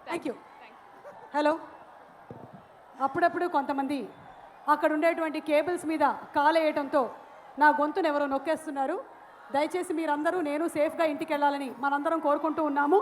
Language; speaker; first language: Telugu; native; Telugu